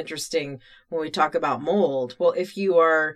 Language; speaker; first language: English; native; English